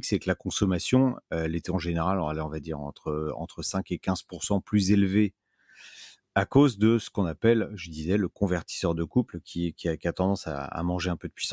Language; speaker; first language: French; native; French